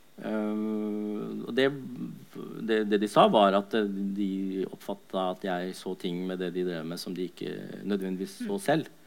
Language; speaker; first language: Norwegian; early bilingual, other home language; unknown